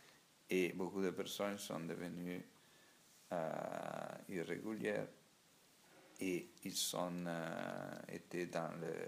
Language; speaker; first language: French; non-native, learner; Italian